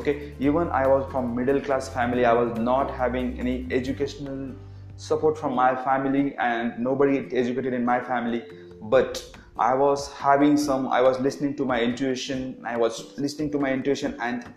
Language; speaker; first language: English; non-native, local second language; Marathi